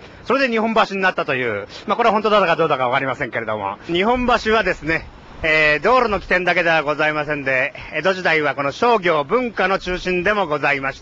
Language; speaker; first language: Japanese; native; Japanese